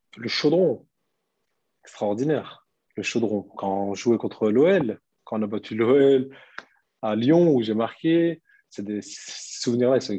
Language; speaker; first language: French; early bilingual, other home language; Turkish